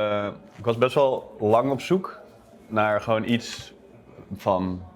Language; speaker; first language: Dutch; native; Dutch